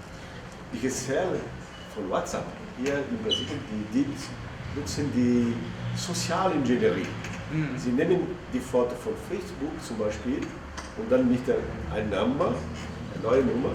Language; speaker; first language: German; non-native, learner; Portuguese